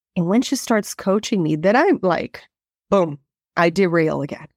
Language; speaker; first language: English; non-native, fluent; Portuguese